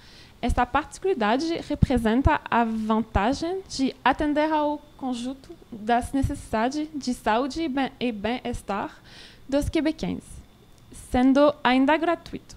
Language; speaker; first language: Portuguese; non-native, learner; French